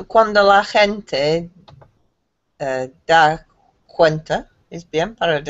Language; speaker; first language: Spanish; non-native, learner; English